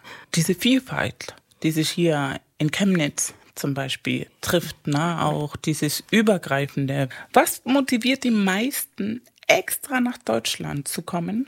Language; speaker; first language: German; non-native, fluent; Spanish